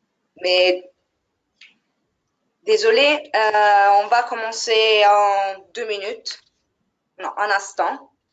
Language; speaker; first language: French; non-native, fluent; Italian